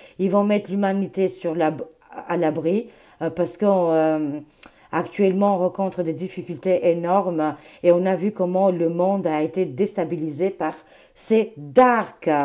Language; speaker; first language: French; non-native, fluent; Albanian